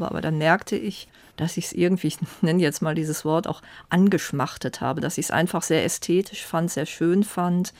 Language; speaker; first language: German; native; German